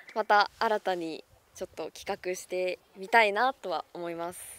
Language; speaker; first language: Japanese; native; Japanese